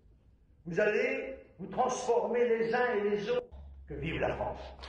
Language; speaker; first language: French; native; French